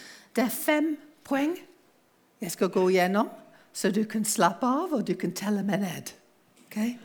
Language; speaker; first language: Norwegian; non-native, fluent; English